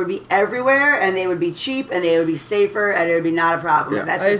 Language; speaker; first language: English; native; English